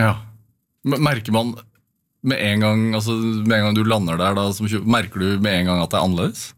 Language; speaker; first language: Norwegian; native; Norwegian